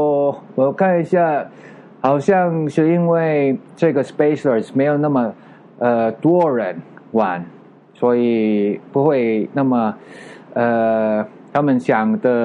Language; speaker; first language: Chinese; non-native, learner; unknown